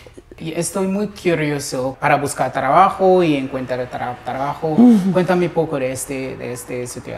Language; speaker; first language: Spanish; non-native, learner; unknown